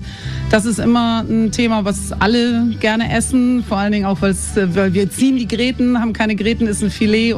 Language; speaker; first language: German; native; German